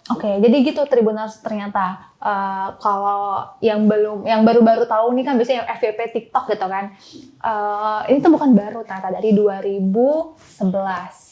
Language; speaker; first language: Indonesian; native; Indonesian